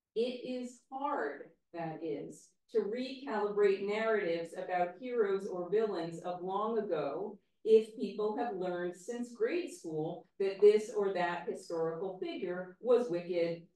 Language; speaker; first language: English; native; English